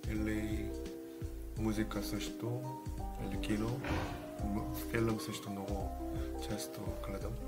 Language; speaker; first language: Bulgarian; non-native, learner; Korean